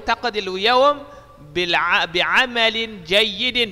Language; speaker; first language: Arabic; non-native, fluent; Indonesian